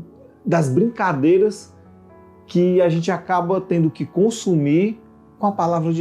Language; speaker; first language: Portuguese; native; Portuguese